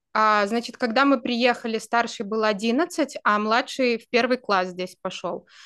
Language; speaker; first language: Russian; native; Russian